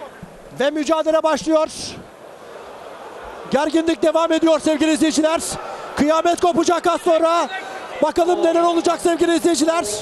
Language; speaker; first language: Turkish; native; Turkish